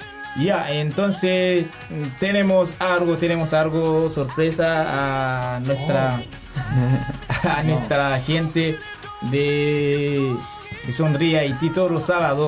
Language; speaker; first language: Spanish; non-native, learner; Haitian Creole